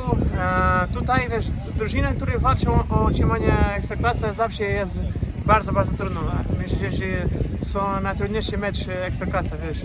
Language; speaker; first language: Polish; non-native, learner; Portuguese